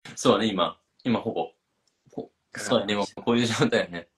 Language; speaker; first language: Japanese; native; Japanese